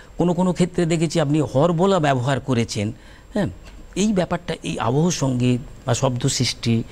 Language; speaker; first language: Bangla; native; Bangla